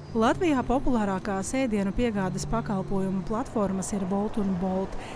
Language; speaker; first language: Latvian; native; Latvian